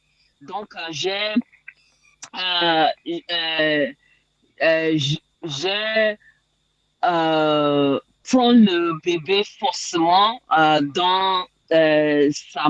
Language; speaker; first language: French; non-native, learner; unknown